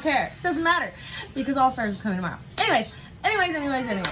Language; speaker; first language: English; native; English